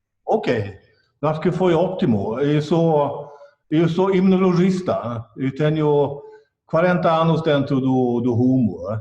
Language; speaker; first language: Portuguese; non-native, fluent; Swedish